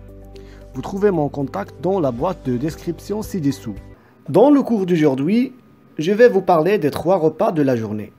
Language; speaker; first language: French; non-native, local second language; Arabic